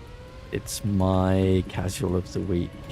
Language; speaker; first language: English; native; English